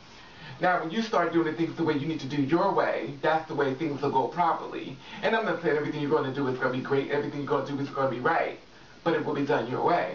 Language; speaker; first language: English; native; English